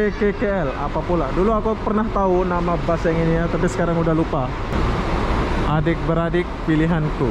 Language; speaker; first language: Indonesian; native; Indonesian